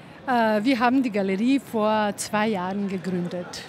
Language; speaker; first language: German; non-native, fluent; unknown